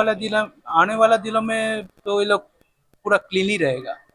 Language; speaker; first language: Hindi; non-native, local second language; Bangla